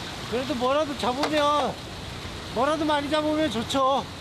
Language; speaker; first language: Korean; native; Korean